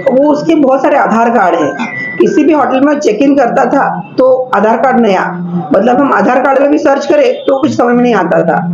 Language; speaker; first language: Hindi; non-native, local second language; Marathi